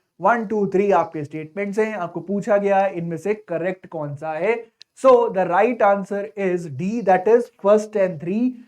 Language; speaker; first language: Hindi; native; Hindi